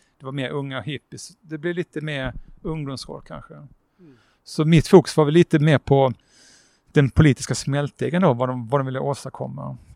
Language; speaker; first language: Swedish; native; Swedish